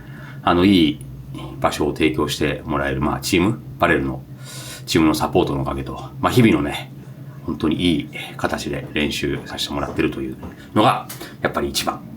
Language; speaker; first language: Japanese; native; Japanese